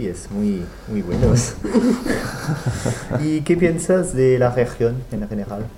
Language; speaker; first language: Spanish; non-native, learner; French